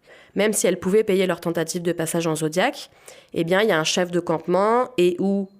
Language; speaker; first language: French; native; French